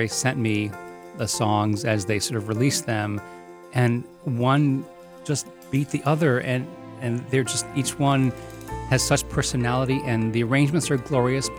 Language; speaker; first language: English; native; English